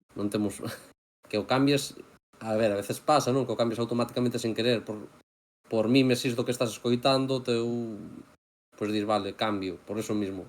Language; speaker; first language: Galician; native; Galician